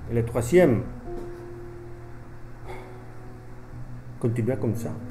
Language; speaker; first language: French; non-native, fluent; Spanish